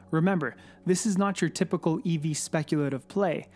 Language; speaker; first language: English; native; English